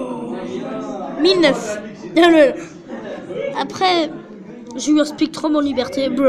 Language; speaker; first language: French; native; French